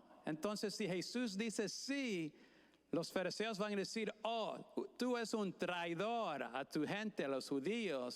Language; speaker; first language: Spanish; non-native, fluent; English